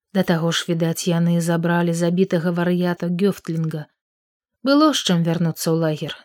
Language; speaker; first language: Belarusian; native; Belarusian